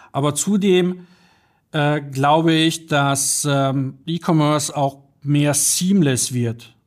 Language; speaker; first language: German; early bilingual, other home language; Polish